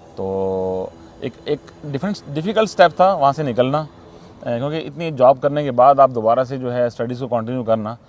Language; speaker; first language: Urdu; non-native, local second language; Saraiki